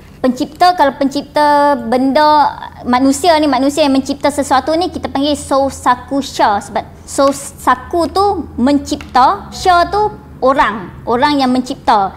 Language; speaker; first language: Malay; native; Malay